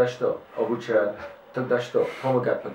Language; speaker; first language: Russian; non-native, fluent; English